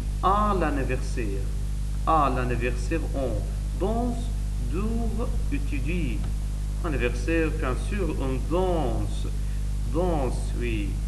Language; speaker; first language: French; non-native, learner; Arabic